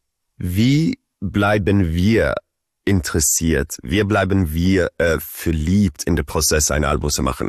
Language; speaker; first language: German; early bilingual, heritage; Swedish